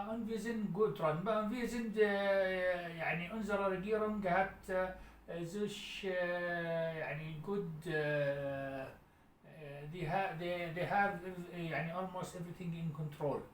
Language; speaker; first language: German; non-native, learner; Arabic